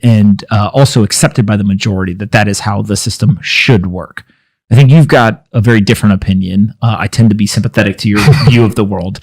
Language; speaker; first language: English; native; English